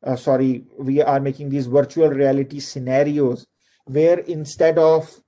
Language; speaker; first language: English; non-native, local second language; Urdu